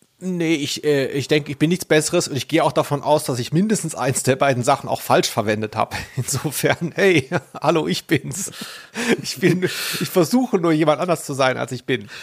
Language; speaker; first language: German; native; German